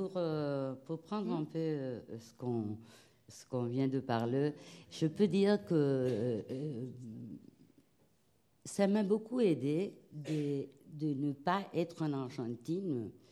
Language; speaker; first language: French; non-native, fluent; Spanish